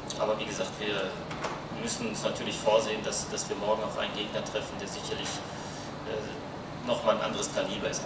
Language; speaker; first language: German; native; German